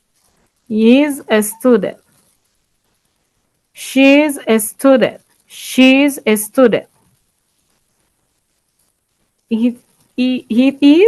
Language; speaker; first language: English; non-native, learner; Haitian Creole